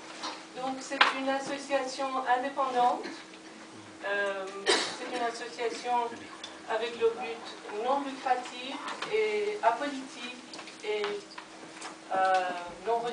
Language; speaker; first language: French; non-native, fluent; Persian